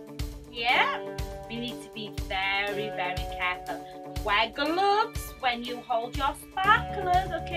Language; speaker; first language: English; native; English